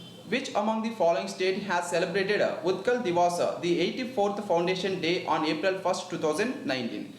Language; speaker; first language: English; non-native, local second language; Telugu